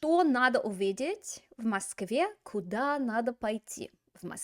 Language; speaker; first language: Russian; non-native, fluent; English